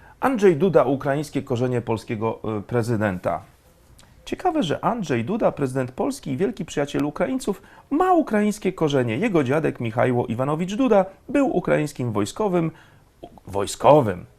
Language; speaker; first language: Polish; native; Polish